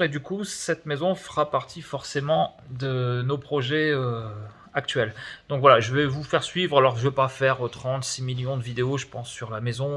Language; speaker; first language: French; native; French